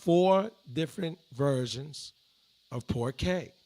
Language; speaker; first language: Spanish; non-native, learner; English